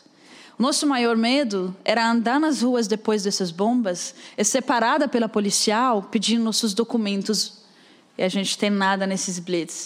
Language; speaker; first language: Portuguese; non-native, fluent; Arabic